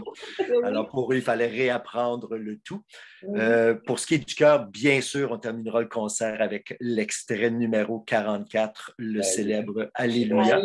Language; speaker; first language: French; native; French